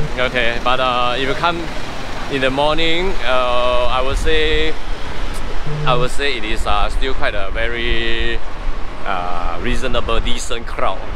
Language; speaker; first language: English; non-native, local second language; Chinese